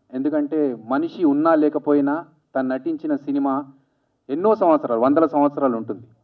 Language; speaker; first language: Telugu; native; Telugu